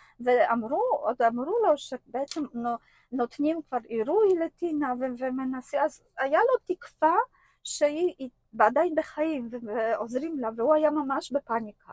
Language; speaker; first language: Hebrew; non-native, fluent; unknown